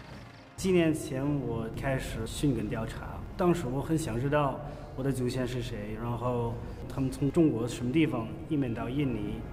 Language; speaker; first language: Chinese; non-native, fluent; Dutch